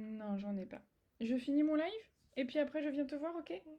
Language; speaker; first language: French; native; French